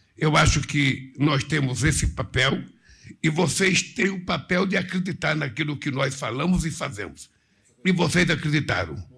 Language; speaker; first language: Portuguese; native; Portuguese